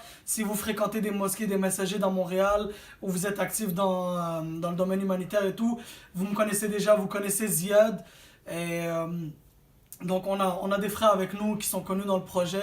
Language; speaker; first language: French; native; French